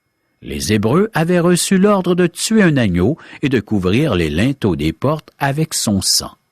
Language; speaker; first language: French; native; French